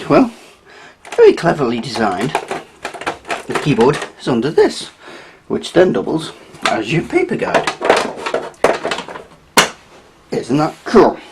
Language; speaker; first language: English; native; English